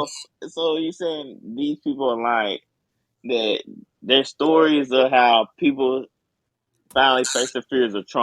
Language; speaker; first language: English; native; English